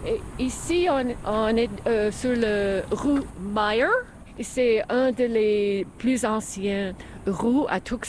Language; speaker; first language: French; non-native, fluent; English